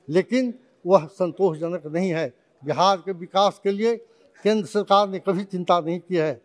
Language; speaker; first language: Hindi; native; Hindi